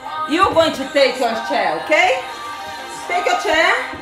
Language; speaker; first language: English; non-native, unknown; Portuguese